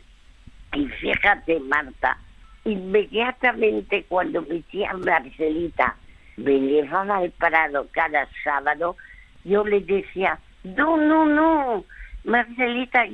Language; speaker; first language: Spanish; early bilingual, other home language; French